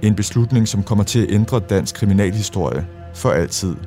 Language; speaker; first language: Danish; native; Danish